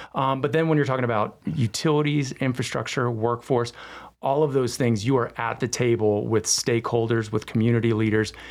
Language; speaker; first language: English; native; English